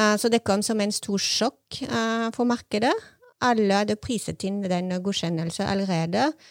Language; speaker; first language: Norwegian; non-native, fluent; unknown